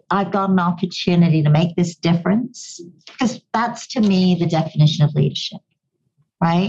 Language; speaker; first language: English; native; English